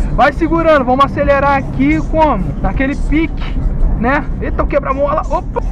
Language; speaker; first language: Portuguese; native; Portuguese